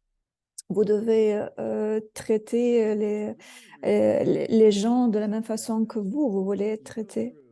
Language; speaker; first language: French; non-native, fluent; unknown